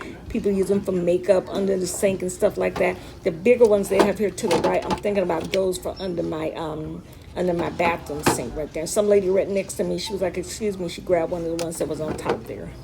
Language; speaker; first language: English; native; English